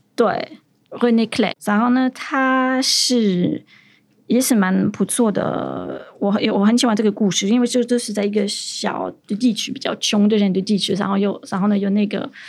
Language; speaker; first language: Chinese; non-native, fluent; French